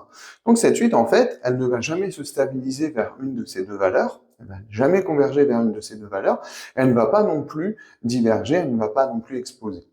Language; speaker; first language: French; native; French